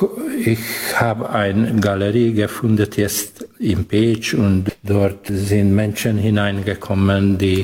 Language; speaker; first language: German; non-native, local second language; Hungarian